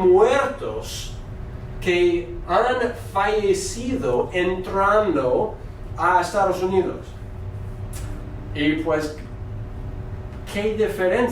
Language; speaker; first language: Spanish; non-native, fluent; English